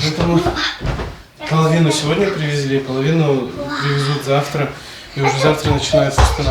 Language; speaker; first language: Russian; native; Russian